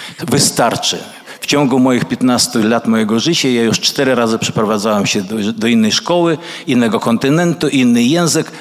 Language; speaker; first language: Polish; early bilingual, other home language; Russian